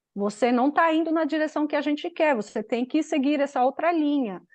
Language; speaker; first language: Portuguese; non-native, fluent; Albanian